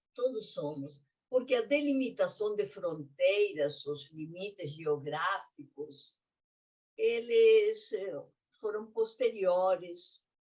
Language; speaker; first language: Portuguese; non-native, fluent; Spanish